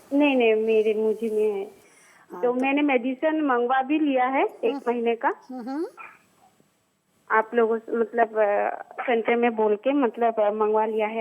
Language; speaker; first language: Hindi; non-native, local second language; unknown